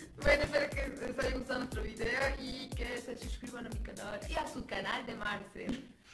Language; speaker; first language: Spanish; native; Spanish